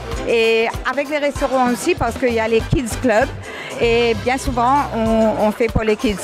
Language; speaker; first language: French; non-native, local second language; Morisyen